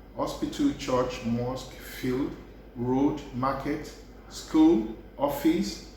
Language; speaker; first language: English; non-native, local second language; Yoruba